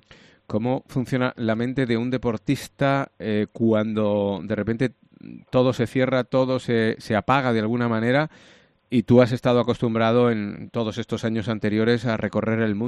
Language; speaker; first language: Spanish; native; Spanish